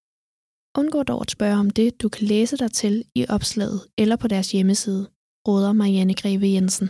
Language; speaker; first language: Danish; native; Danish